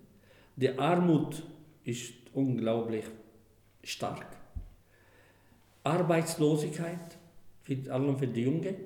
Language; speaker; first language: German; non-native, fluent; Arabic